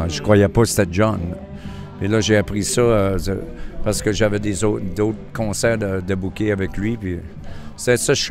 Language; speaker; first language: French; native; French